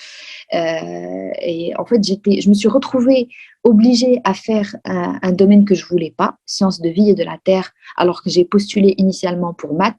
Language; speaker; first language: French; non-native, local second language; Arabic